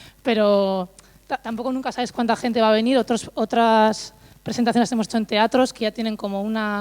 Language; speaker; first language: Spanish; native; Spanish